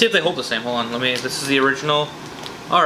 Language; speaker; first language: English; native; English